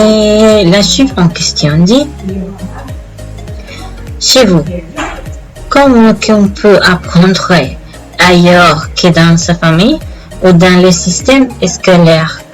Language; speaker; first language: French; non-native, learner; Spanish